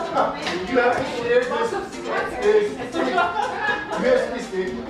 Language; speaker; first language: English; non-native, fluent; Turkish